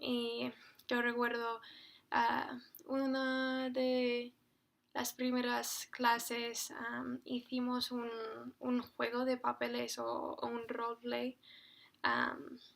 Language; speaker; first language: Spanish; non-native, fluent; English